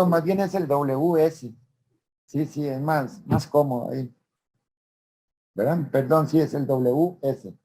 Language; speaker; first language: Spanish; native; Spanish